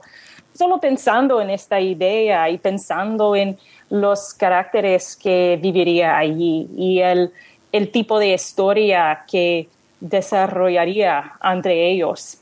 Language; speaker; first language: Spanish; non-native, learner; English